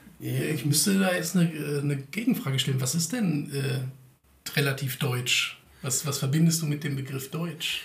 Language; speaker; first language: German; early bilingual, other home language; Turkish